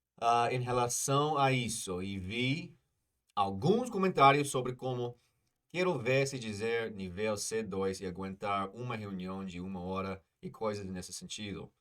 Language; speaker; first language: Portuguese; non-native, fluent; English